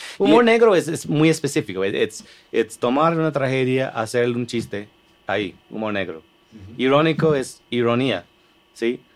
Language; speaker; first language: Spanish; non-native, fluent; English